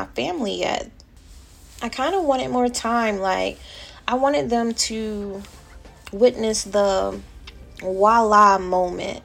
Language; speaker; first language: English; native; English